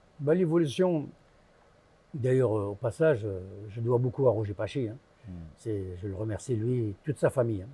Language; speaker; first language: French; early bilingual, other home language; Arabic